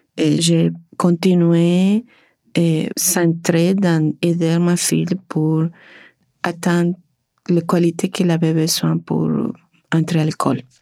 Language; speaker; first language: French; non-native, learner; Spanish